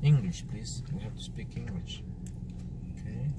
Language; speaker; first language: English; non-native, fluent; Spanish